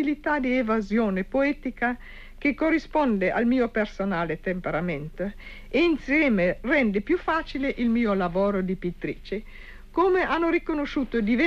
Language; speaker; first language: Italian; non-native, fluent; Czech